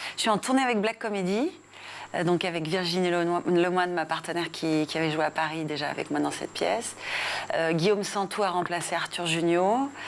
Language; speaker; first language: French; early bilingual, other home language; English